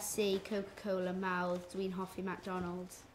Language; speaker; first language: Welsh; non-native, learner; English